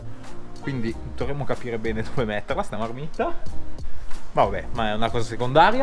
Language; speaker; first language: Italian; native; Italian